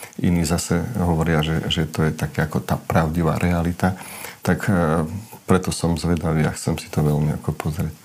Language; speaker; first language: Slovak; non-native, local second language; Romany